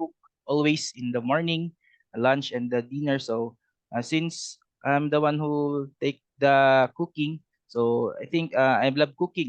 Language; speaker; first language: English; non-native, learner; Cebuano